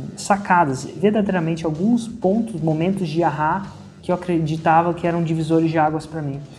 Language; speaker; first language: Portuguese; native; Portuguese